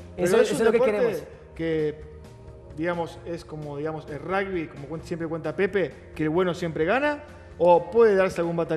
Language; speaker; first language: Spanish; native; Spanish